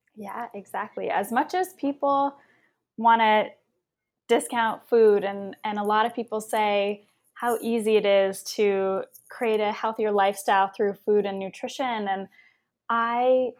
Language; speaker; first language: English; native; English